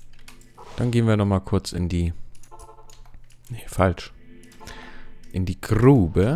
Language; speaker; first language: German; native; German